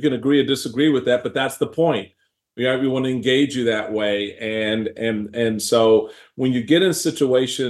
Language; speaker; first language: English; native; English